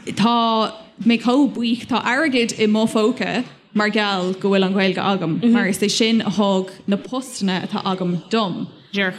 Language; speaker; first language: Irish; non-native, local second language; English